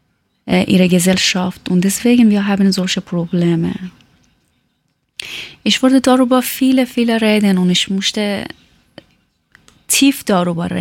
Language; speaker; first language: German; non-native, learner; Persian